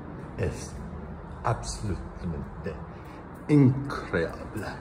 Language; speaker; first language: Spanish; non-native, learner; English